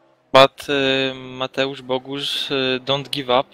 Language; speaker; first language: English; non-native, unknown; Polish